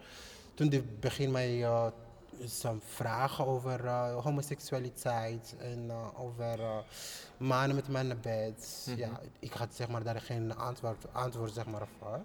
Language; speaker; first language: Dutch; non-native, fluent; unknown